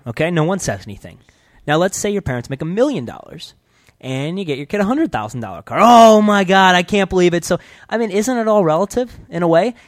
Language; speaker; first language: English; native; English